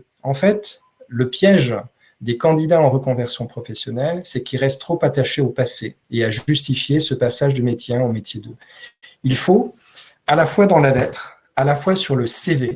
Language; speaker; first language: French; native; French